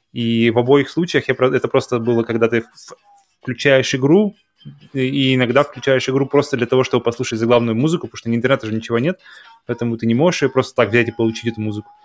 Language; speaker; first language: Russian; native; Russian